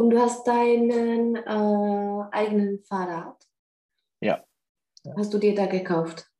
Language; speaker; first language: German; non-native, fluent; Czech